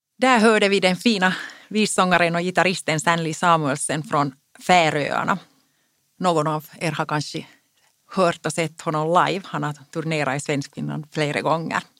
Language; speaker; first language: Swedish; non-native, local second language; Finnish